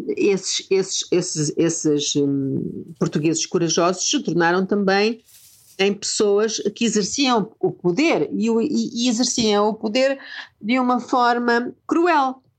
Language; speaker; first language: Portuguese; native; Portuguese